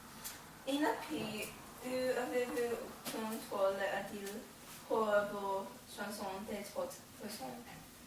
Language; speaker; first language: French; non-native, learner; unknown